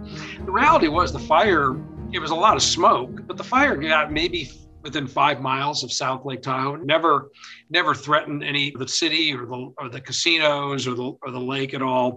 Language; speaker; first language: English; native; English